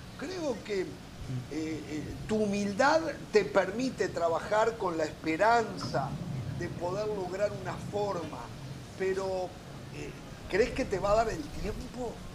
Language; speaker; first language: Spanish; native; Spanish